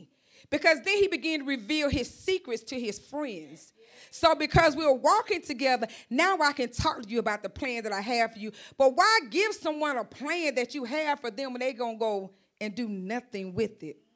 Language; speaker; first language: English; native; English